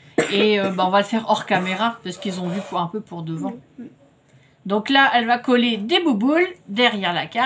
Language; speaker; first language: French; native; French